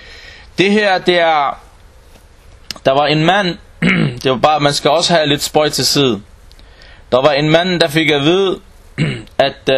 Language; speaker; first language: Danish; non-native, local second language; Arabic